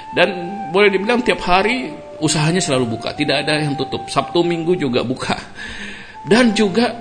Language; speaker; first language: Indonesian; native; Indonesian